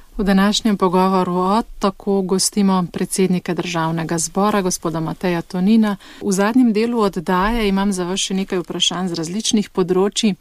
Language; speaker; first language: Slovenian; native; Slovenian